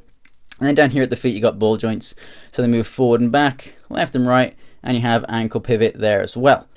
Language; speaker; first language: English; native; English